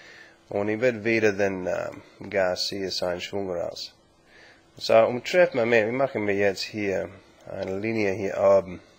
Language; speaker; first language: German; non-native, learner; English